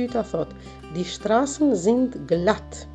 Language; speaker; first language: German; non-native, fluent; Albanian